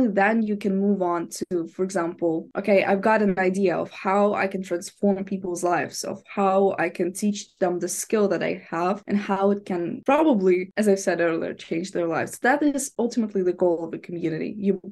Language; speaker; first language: English; non-native, fluent; Ukrainian